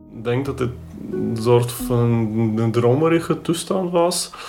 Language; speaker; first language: Dutch; non-native, fluent; Ukrainian